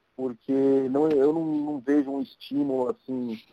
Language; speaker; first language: Portuguese; native; Portuguese